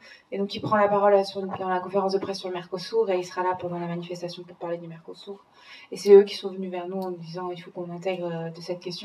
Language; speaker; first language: French; native; French